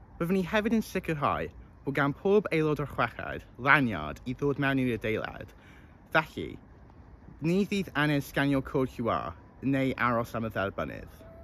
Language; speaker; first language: Welsh; non-native, local second language; English